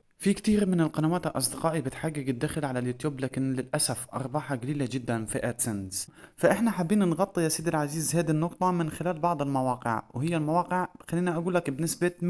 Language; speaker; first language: Arabic; native; Arabic